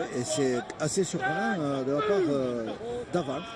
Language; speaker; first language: French; native; French